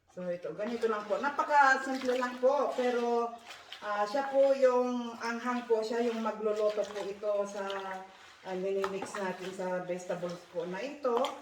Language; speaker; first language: Filipino; non-native, local second language; Iloko